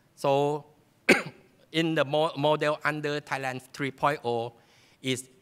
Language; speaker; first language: English; non-native, fluent; Thai